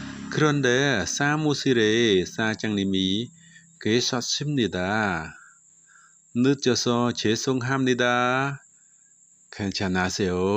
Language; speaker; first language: Korean; non-native, fluent; Khmer